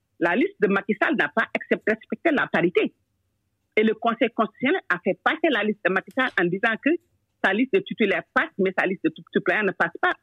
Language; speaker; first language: French; non-native, local second language; Wolof